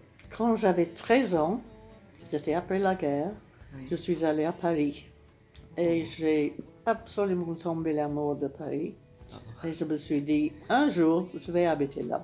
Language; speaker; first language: French; non-native, fluent; English